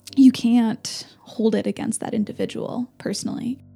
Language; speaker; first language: English; native; English